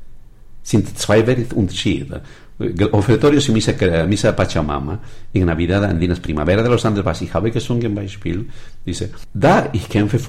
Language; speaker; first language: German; non-native, learner; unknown